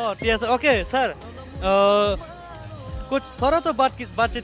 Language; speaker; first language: Hindi; non-native, local second language; Kok Borok